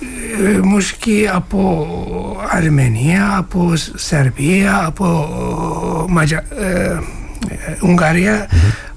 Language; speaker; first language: Greek; non-native, learner; Turkish